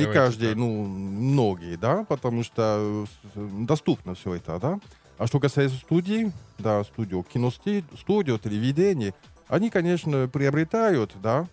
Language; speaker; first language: Russian; non-native, learner; French